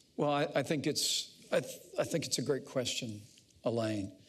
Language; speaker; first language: English; native; English